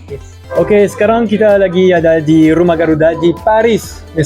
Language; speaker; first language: Indonesian; non-native, fluent; French